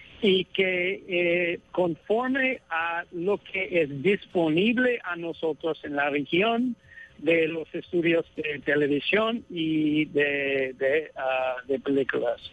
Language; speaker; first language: Spanish; non-native, fluent; English